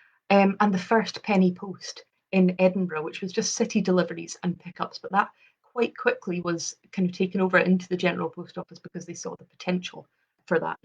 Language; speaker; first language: English; native; English